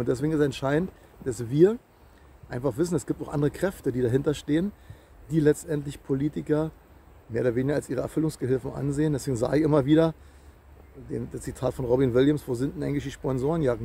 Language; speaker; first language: German; native; German